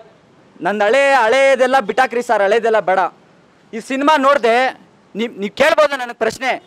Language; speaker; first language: Kannada; native; Kannada